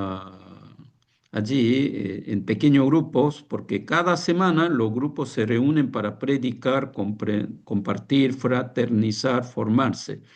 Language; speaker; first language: Spanish; non-native, fluent; Korean